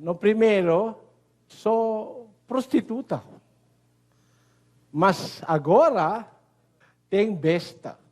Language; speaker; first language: Portuguese; non-native, learner; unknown